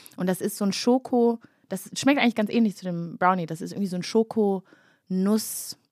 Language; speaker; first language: German; early bilingual, other home language; Kinyarwanda